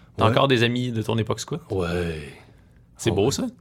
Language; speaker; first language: French; native; French